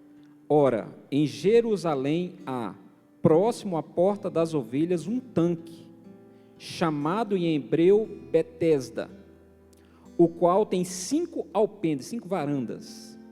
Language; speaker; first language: Portuguese; native; Portuguese